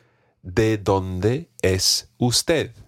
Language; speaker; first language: Spanish; non-native, fluent; English